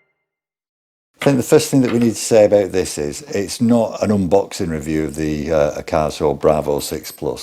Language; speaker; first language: English; native; English